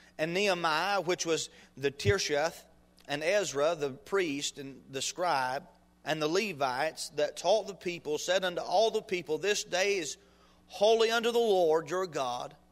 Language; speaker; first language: English; native; English